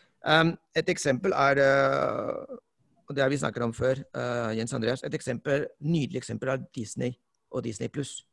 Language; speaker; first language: Norwegian; non-native, fluent; Spanish